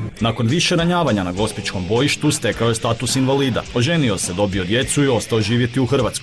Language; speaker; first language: Croatian; native; Croatian